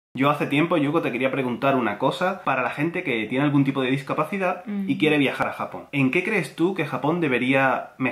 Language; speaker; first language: Spanish; native; Spanish